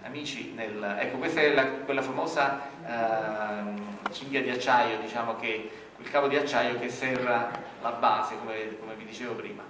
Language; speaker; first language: Italian; native; Italian